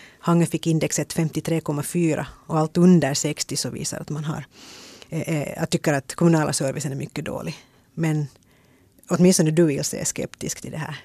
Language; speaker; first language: Swedish; native; Swedish